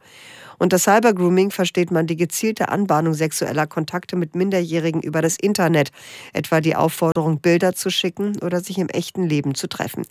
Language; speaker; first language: German; native; German